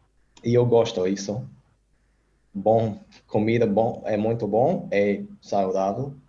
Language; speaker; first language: Portuguese; non-native, learner; English